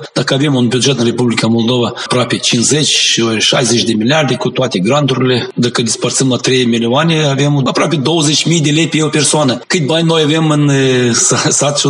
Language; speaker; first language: Romanian; non-native, local second language; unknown